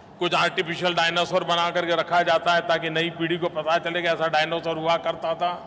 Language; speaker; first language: Hindi; non-native, local second language; Gujarati